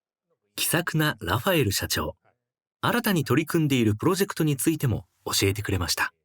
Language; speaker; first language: Japanese; native; Japanese